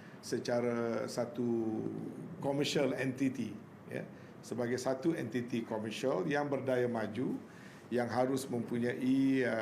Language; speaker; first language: Malay; native; Malay